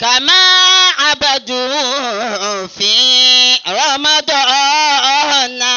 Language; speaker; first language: Arabic; non-native, fluent; Yoruba